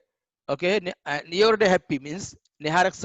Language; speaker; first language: English; non-native, learner; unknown